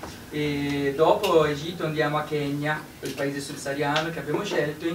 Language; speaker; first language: Italian; non-native, learner; Portuguese